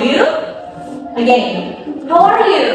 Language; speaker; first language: English; non-native, fluent; Indonesian